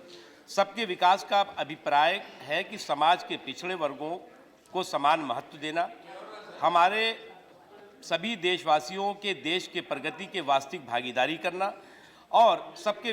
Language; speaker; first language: Hindi; native; Hindi